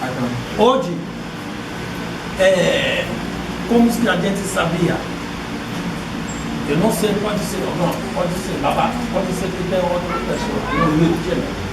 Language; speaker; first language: Portuguese; non-native, fluent; Yoruba